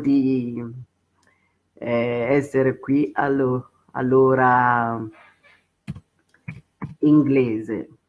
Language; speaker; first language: Italian; non-native, fluent; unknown